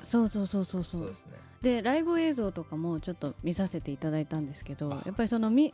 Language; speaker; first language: Japanese; native; Japanese